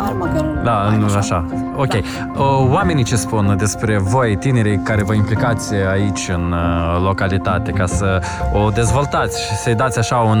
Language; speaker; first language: Romanian; native; Romanian